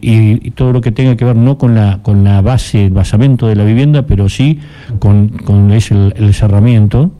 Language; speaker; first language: Spanish; native; Spanish